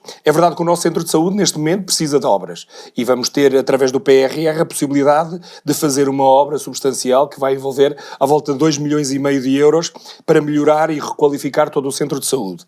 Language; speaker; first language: Portuguese; native; Portuguese